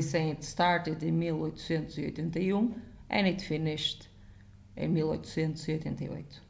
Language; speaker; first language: English; non-native, fluent; Portuguese